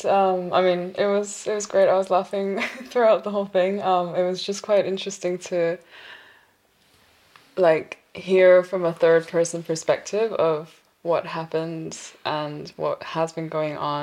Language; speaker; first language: English; non-native, local second language; Korean